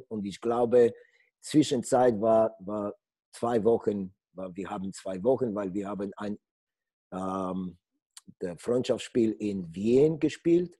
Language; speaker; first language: German; non-native, fluent; Polish